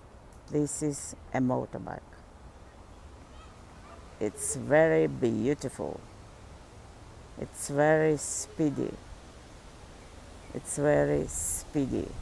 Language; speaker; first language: English; non-native, learner; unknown